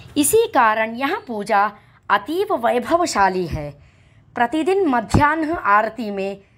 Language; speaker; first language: Hindi; non-native, local second language; Telugu